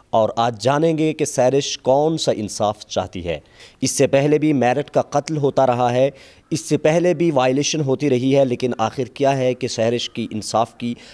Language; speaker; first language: Urdu; non-native, local second language; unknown